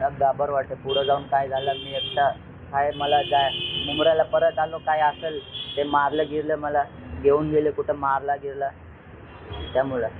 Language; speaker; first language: Marathi; native; Marathi